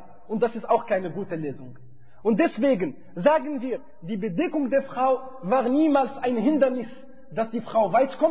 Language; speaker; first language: German; non-native, fluent; Arabic